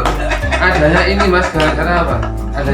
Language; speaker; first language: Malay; non-native, local second language; Javanese